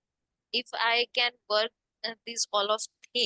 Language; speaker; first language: English; non-native, learner; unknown